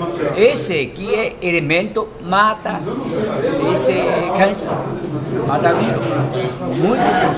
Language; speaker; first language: Portuguese; non-native, learner; Chinese